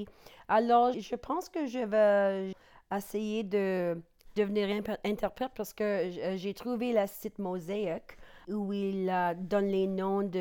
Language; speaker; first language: French; non-native, local second language; English